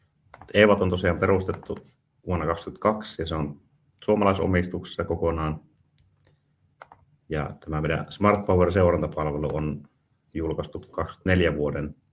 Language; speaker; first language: Finnish; native; Finnish